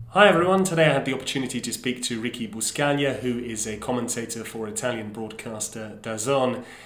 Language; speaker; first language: English; native; English